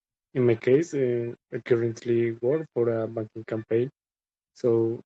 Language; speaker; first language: English; non-native, learner; Spanish